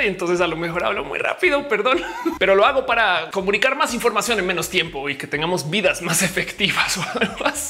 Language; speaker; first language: Spanish; native; Spanish